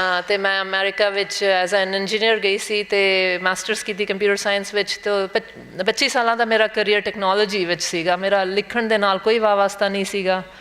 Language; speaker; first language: Punjabi; non-native, local second language; Hindi